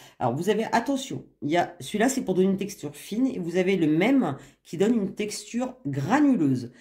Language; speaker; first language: French; native; French